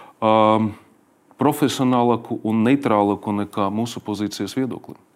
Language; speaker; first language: Latvian; non-native, local second language; Russian